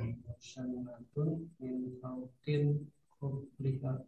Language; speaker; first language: Arabic; non-native, learner; Indonesian